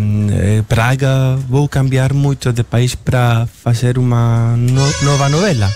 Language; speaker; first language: Portuguese; non-native, learner; Spanish